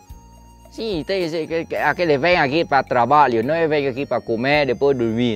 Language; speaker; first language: Portuguese; non-native, learner; Vietnamese